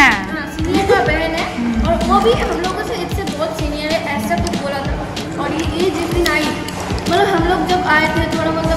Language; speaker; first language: Hindi; non-native, local second language; Bangla